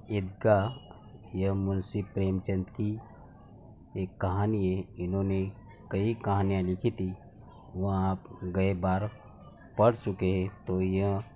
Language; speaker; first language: Hindi; non-native, local second language; Marathi